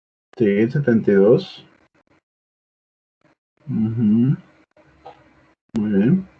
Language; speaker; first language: Spanish; native; Spanish